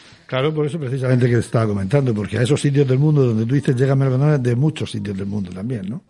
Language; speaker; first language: Spanish; native; Spanish